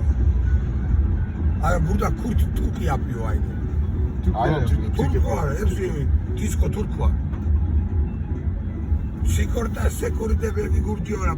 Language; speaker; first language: Turkish; non-native, learner; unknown